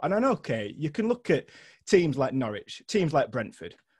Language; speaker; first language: English; native; English